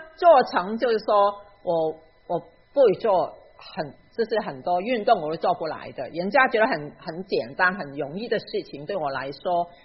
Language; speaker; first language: Chinese; non-native, local second language; Cantonese